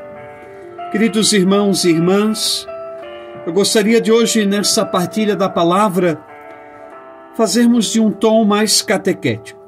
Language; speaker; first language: Portuguese; native; Portuguese